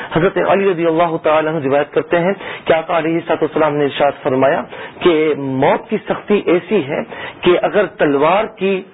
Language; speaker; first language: Urdu; native; Urdu